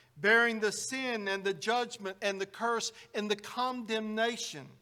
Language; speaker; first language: English; native; English